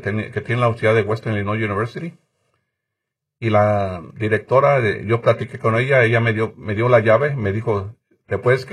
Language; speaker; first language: Spanish; native; Spanish